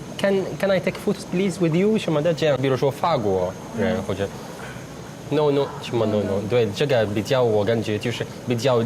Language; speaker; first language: Chinese; non-native, learner; Arabic